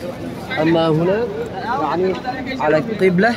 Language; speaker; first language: Arabic; non-native, learner; Malay